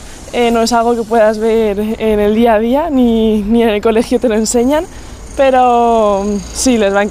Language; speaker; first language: Spanish; native; Spanish